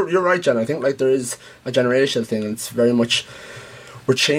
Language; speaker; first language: English; native; English